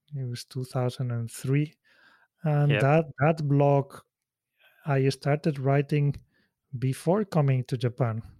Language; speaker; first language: English; non-native, fluent; Spanish